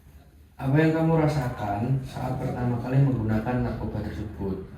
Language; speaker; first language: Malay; non-native, fluent; Indonesian